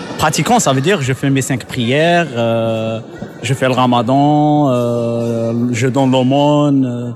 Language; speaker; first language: French; non-native, local second language; Arabic